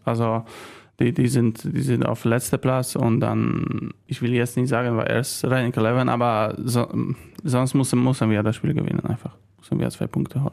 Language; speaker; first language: German; non-native, learner; Polish